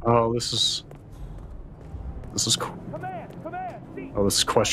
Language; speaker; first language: English; native; English